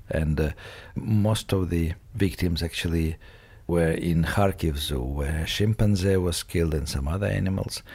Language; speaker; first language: English; non-native, fluent; Russian